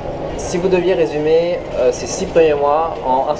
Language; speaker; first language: French; native; French